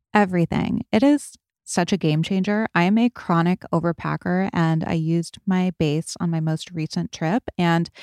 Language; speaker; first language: English; native; English